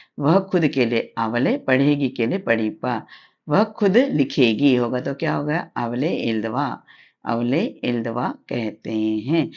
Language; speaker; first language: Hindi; non-native, local second language; Tamil